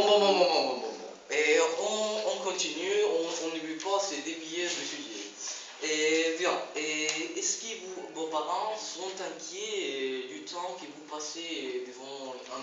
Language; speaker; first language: French; non-native, learner; Spanish